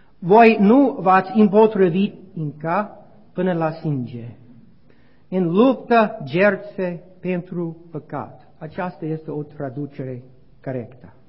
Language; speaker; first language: Romanian; non-native, learner; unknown